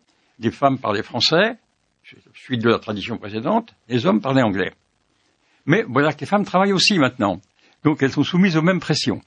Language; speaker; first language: French; native; French